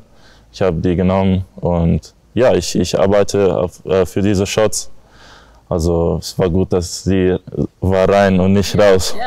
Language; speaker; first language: German; non-native, learner; English